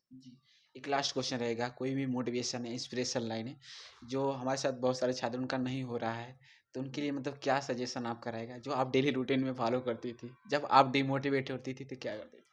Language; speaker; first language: Hindi; native; Hindi